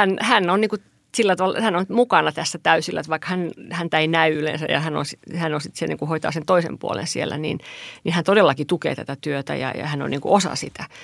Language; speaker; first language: Finnish; non-native, local second language; Swedish